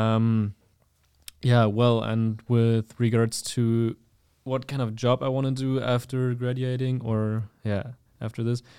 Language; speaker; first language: English; non-native, fluent; German